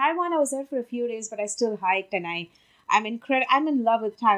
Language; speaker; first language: English; non-native, local second language; Tamil